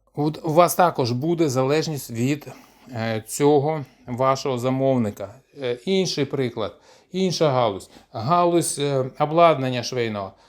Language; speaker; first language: Ukrainian; non-native, local second language; Russian